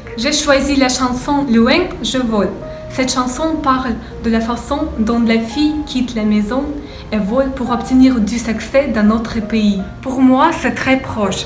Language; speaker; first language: French; non-native, fluent; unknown